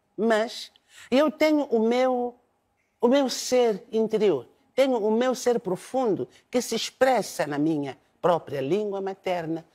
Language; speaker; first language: Portuguese; non-native, local second language; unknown